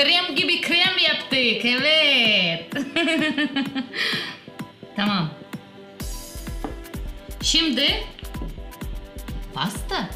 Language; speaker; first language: Turkish; non-native, learner; Russian